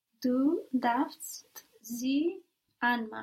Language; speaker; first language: German; non-native, learner; English